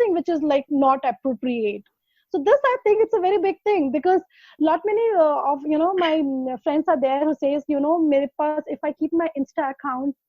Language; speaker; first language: English; non-native, local second language; Hindi